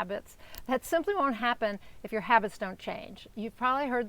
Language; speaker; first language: English; native; English